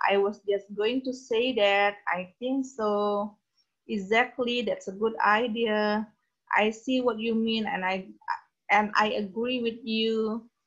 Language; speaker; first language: English; non-native, fluent; Indonesian